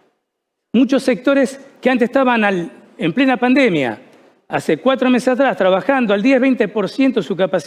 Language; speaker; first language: Spanish; native; Spanish